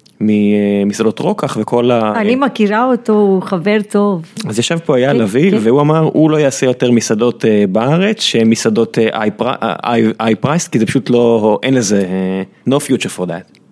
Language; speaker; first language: Hebrew; native; Hebrew